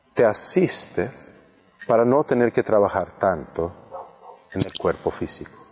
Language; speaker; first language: Spanish; non-native, fluent; Swedish